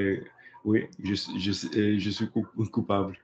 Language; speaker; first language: French; non-native, learner; English